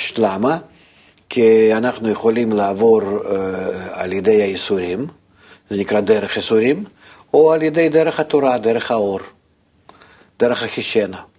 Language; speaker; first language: Hebrew; non-native, fluent; Russian